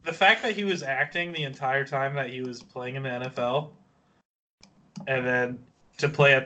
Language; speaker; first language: English; native; English